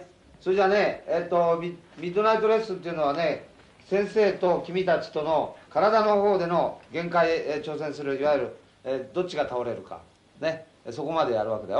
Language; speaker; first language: Japanese; native; Japanese